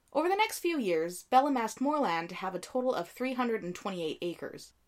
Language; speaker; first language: English; native; English